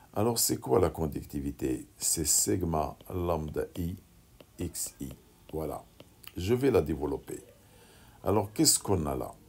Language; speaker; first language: French; non-native, local second language; Arabic